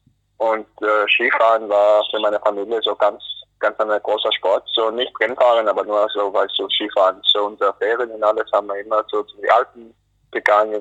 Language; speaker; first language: German; non-native, fluent; English